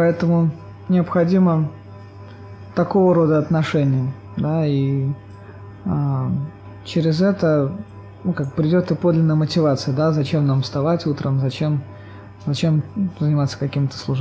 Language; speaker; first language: Russian; native; Russian